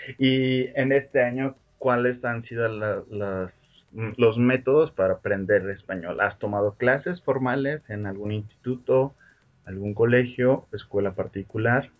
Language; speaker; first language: Spanish; native; Spanish